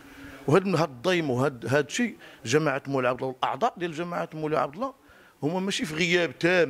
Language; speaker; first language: Arabic; native; Arabic